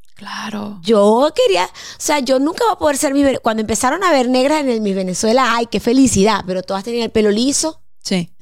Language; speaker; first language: Spanish; native; Spanish